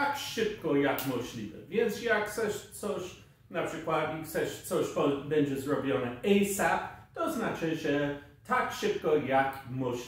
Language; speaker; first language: Polish; non-native, fluent; English